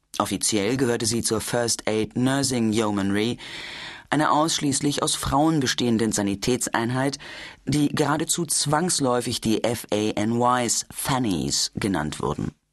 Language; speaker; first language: German; native; German